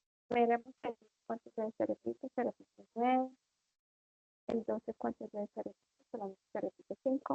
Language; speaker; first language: Spanish; native; Spanish